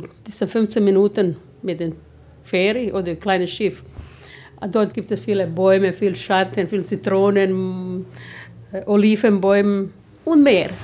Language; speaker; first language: German; non-native, fluent; Croatian